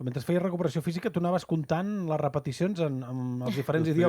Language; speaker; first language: Catalan; native; Catalan